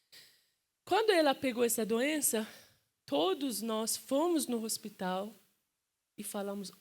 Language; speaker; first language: Portuguese; non-native, fluent; Persian